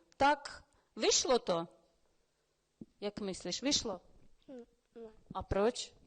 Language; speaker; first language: Czech; early bilingual, heritage; Ukrainian